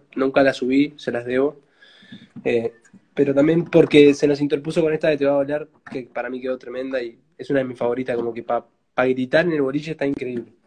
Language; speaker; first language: Spanish; native; Spanish